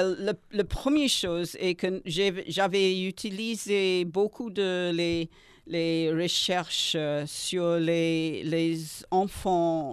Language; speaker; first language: French; non-native, learner; English